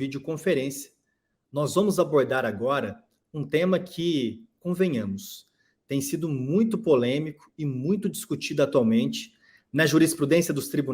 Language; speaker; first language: Portuguese; native; Portuguese